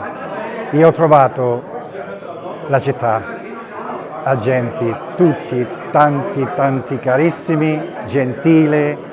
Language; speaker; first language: Italian; early bilingual, heritage; Italian